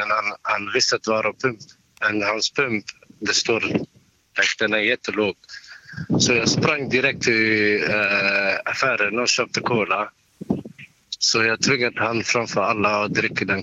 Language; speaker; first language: Swedish; non-native, learner; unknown